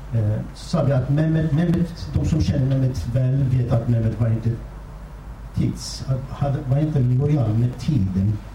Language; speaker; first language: Swedish; non-native, fluent; Kurdish